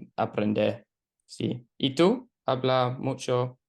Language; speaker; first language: Spanish; non-native, learner; English